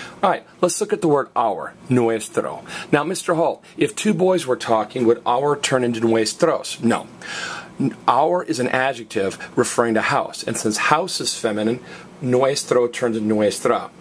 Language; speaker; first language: English; native; English